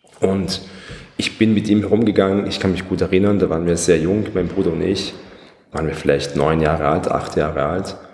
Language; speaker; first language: German; early bilingual, other home language; Persian